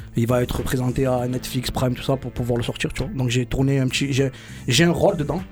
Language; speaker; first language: French; native; French